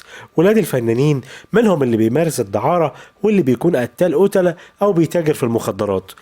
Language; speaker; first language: Arabic; native; Arabic